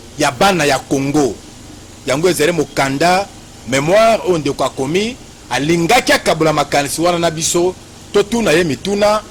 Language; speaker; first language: Lingala; native; Lingala